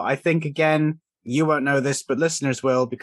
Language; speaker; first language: English; native; English